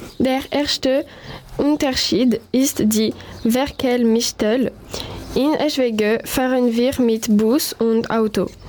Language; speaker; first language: German; non-native, learner; French